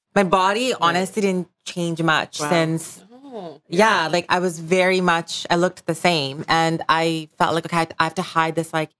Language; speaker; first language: English; early bilingual, other home language; Bangla